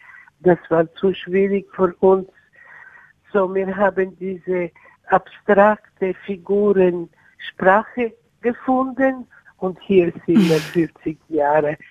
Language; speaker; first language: German; non-native, learner; Italian